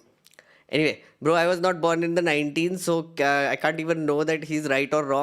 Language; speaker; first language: English; non-native, local second language; Hindi